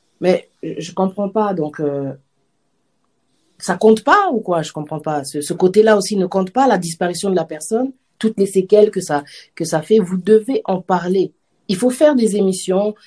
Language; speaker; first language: French; native; French